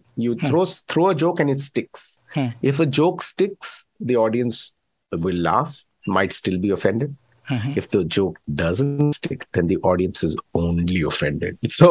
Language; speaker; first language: English; non-native, local second language; Malayalam